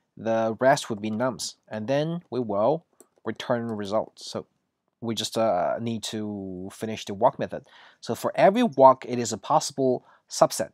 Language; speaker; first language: English; non-native, fluent; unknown